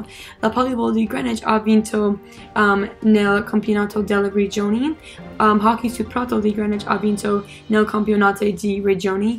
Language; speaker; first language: Italian; non-native, learner; English